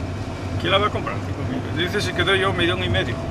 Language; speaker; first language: Spanish; native; Spanish